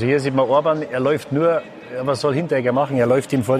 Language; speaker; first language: German; native; German